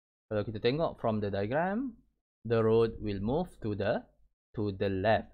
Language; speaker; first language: English; non-native, local second language; Malay